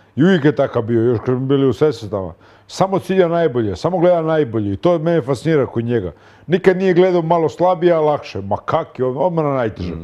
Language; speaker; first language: Croatian; native; Croatian